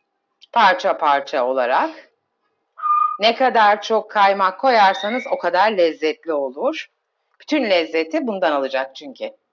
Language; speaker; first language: Turkish; native; Turkish